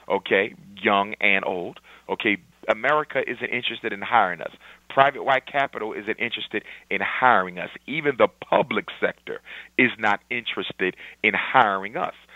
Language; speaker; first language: English; native; English